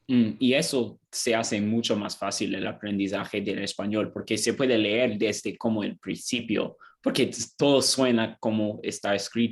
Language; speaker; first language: Spanish; non-native, learner; English